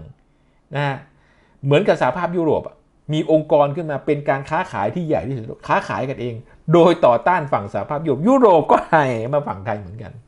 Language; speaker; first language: Thai; native; Thai